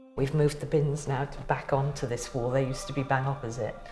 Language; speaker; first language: English; early bilingual, other home language; Persian